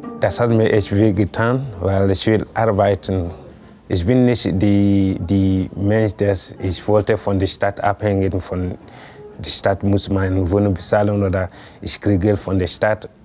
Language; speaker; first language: German; non-native, learner; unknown